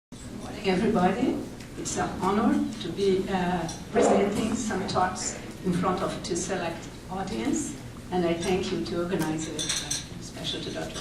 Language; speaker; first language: English; non-native, fluent; Portuguese